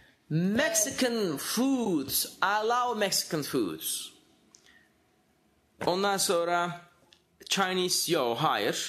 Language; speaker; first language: English; non-native, fluent; Turkish